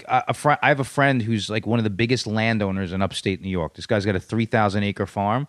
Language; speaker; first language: English; native; English